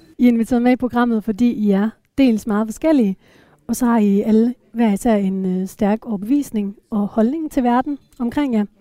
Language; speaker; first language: Danish; native; Danish